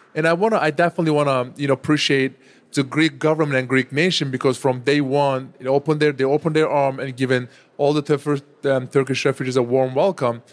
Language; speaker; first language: English; non-native, fluent; Turkish